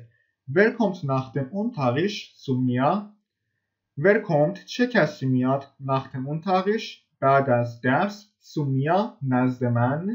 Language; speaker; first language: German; non-native, fluent; Persian